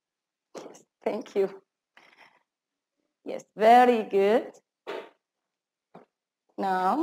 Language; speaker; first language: English; non-native, fluent; Arabic